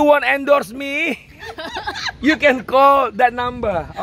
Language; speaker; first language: English; non-native, learner; Indonesian